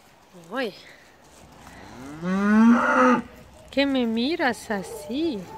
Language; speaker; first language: Spanish; non-native, learner; Russian